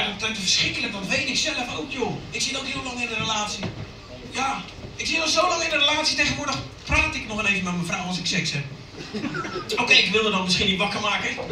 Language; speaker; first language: Dutch; early bilingual, other home language; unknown